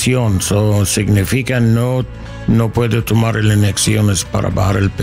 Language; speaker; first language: Spanish; non-native, learner; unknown